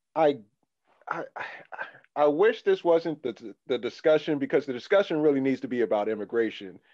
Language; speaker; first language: English; native; English